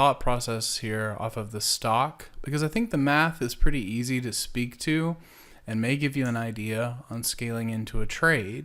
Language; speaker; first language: English; native; English